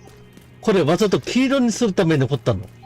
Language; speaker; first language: Japanese; native; Japanese